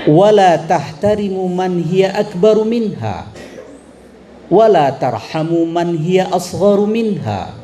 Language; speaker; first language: Arabic; non-native, fluent; Indonesian